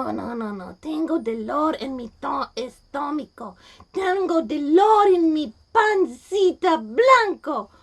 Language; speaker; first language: Spanish; non-native, learner; English